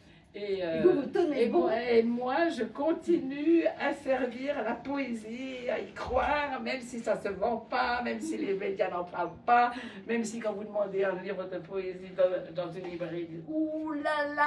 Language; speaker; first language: French; native; French